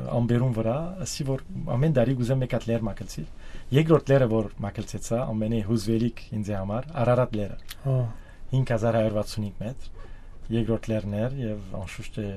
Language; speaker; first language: Armenian; early bilingual, heritage; Armenian